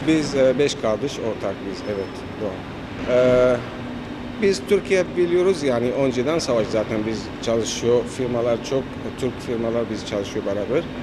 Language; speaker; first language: Turkish; non-native, learner; Arabic